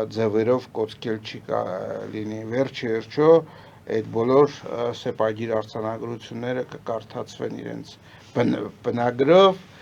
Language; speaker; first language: Armenian; native; Armenian